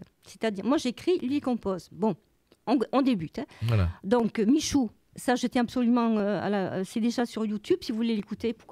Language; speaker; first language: French; native; French